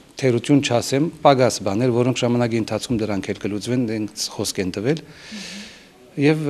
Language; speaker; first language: Armenian; early bilingual, heritage; Armenian